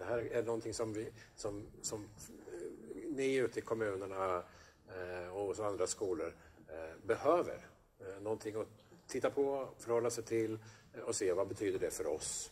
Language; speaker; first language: Swedish; native; Swedish